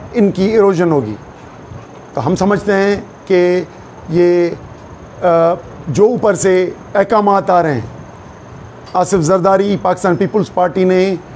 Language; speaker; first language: Urdu; non-native, local second language; Sindhi